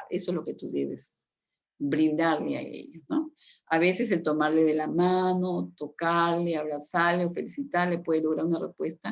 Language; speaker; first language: Spanish; native; Spanish